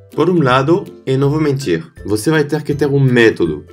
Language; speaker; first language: Portuguese; non-native, fluent; French